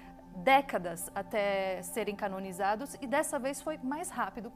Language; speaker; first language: Portuguese; native; Portuguese